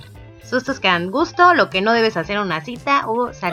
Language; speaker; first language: Spanish; native; Spanish